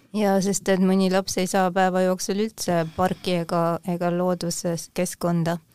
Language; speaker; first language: Estonian; native; Estonian